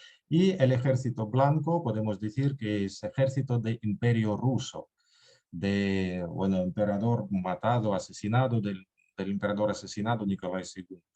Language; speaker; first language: Spanish; non-native, fluent; Russian